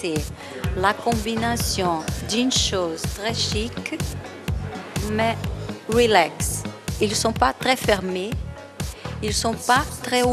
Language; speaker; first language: French; non-native, fluent; Portuguese